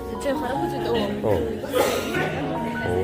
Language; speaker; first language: Korean; non-native, learner; Russian